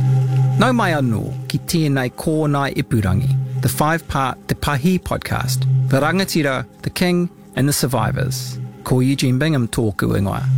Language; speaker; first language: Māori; non-native, local second language; English